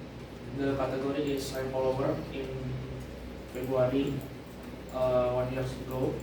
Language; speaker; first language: English; non-native, learner; Indonesian